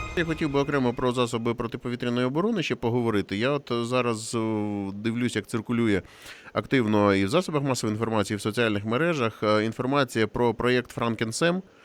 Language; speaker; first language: Ukrainian; native; Ukrainian